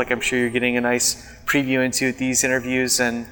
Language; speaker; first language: English; native; English